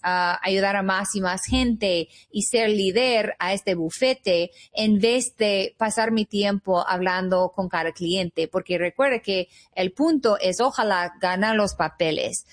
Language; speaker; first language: Spanish; non-native, fluent; English